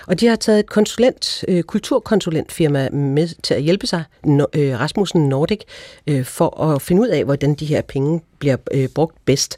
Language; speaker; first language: Danish; native; Danish